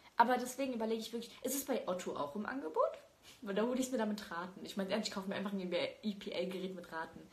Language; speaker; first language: German; early bilingual, other home language; Turkish